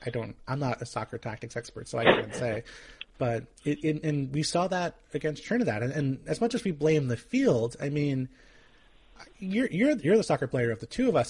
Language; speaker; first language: English; native; English